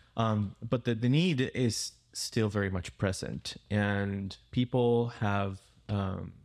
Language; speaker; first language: English; non-native, fluent; Spanish